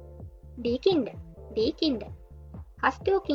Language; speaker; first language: German; non-native, learner; Sinhala